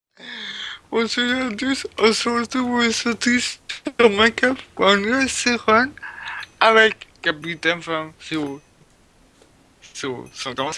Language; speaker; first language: French; native; French